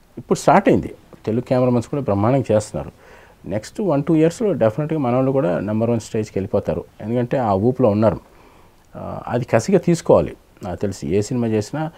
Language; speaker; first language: Telugu; native; Telugu